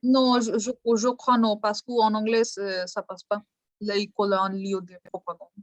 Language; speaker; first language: French; non-native, learner; English